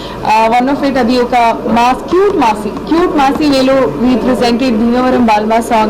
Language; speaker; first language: Telugu; non-native, fluent; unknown